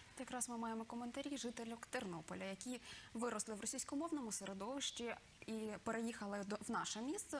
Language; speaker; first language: Ukrainian; native; Ukrainian